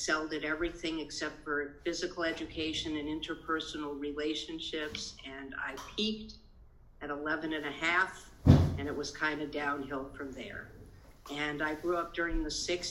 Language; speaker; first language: English; native; English